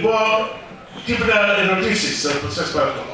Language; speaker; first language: Greek; early bilingual, heritage; Greek